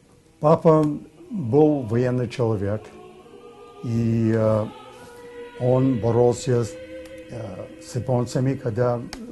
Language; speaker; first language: Russian; early bilingual, heritage; Russian